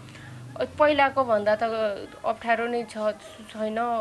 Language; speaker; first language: Nepali; native; Nepali